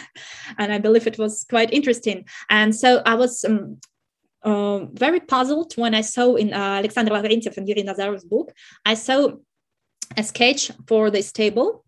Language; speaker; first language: English; non-native, fluent; Russian